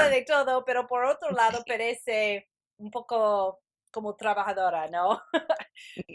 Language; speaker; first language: Spanish; non-native, fluent; English